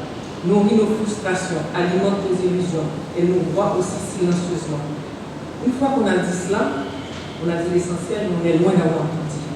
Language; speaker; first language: French; non-native, local second language; Haitian Creole